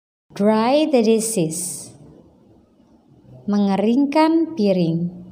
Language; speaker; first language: English; non-native, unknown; Indonesian